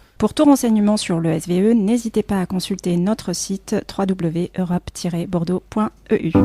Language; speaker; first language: French; native; French